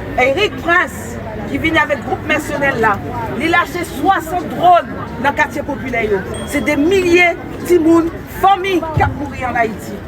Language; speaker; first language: French; non-native, local second language; Haitian Creole